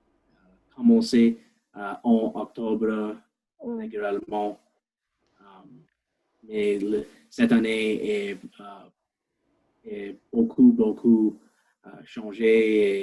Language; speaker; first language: French; non-native, learner; English